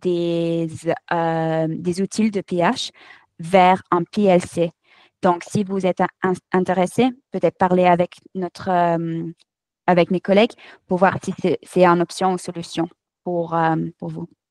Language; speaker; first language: French; non-native, fluent; English